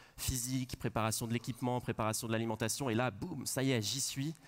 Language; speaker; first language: French; native; French